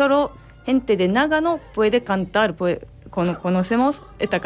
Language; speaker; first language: Spanish; non-native, learner; Japanese